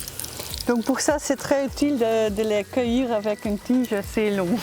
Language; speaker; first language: French; non-native, fluent; Dutch